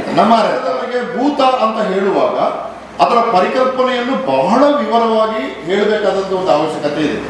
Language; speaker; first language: Kannada; non-native, local second language; Tulu